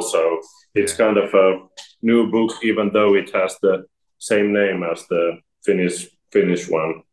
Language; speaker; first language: English; non-native, fluent; Finnish